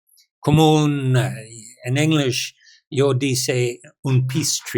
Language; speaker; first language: Spanish; non-native, learner; English